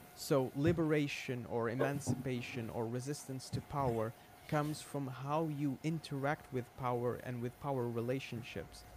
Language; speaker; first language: English; non-native, fluent; Portuguese